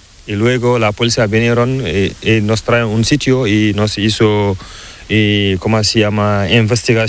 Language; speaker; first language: Spanish; non-native, learner; Fula